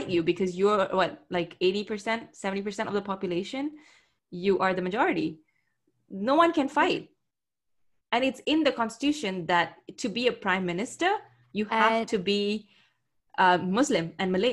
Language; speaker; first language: English; non-native, local second language; Tamil